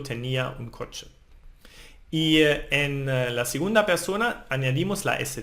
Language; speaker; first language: Spanish; non-native, fluent; German